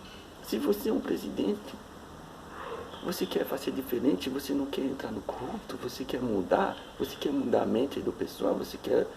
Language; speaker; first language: Portuguese; non-native, fluent; Haitian Creole